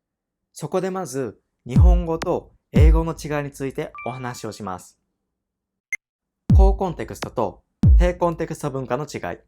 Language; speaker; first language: Japanese; non-native, fluent; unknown